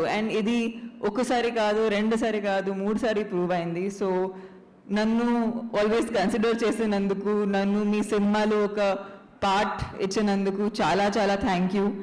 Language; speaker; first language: Telugu; non-native, fluent; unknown